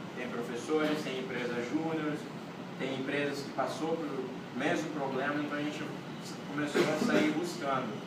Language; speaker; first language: Portuguese; non-native, local second language; Kabuverdianu